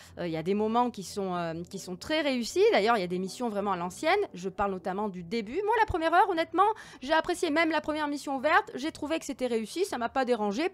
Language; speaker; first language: French; native; French